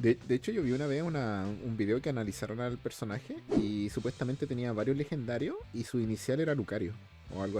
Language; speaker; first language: Spanish; native; Spanish